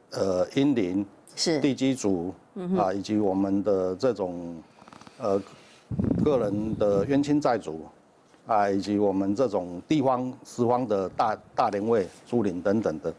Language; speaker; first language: Chinese; native; Chinese